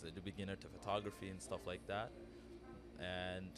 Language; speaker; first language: English; early bilingual, other home language; Amharic